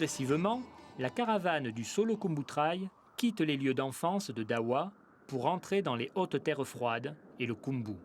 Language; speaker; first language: French; native; French